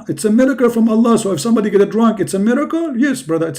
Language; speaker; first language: English; non-native, fluent; Arabic